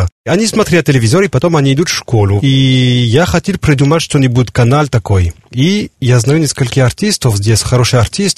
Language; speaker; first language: Russian; non-native, learner; French